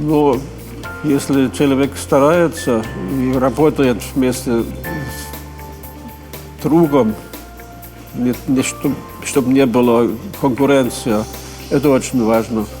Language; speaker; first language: Russian; non-native, fluent; German